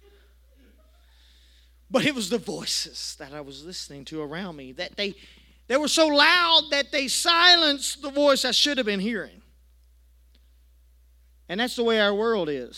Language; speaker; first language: English; native; English